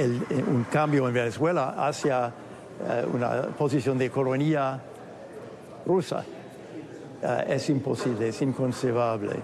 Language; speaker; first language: Spanish; non-native, fluent; English